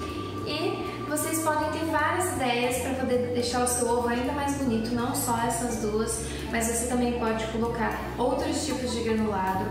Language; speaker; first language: Portuguese; native; Portuguese